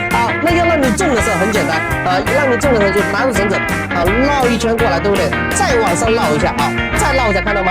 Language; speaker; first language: Chinese; native; Chinese